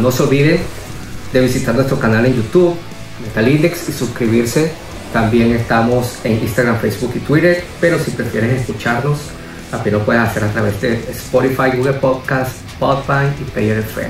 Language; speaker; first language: Spanish; native; Spanish